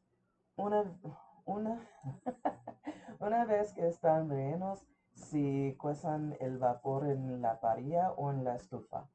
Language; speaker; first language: Spanish; early bilingual, heritage; English